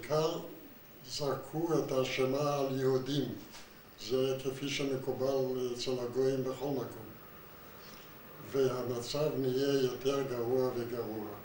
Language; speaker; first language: Hebrew; non-native, fluent; Yiddish